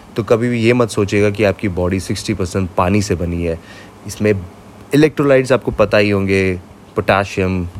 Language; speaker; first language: Hindi; native; Hindi